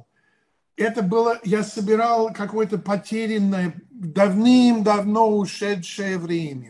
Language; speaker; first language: Russian; non-native, fluent; English